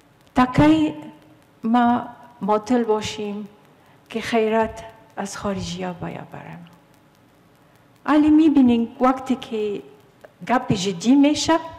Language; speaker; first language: Persian; non-native, fluent; Arabic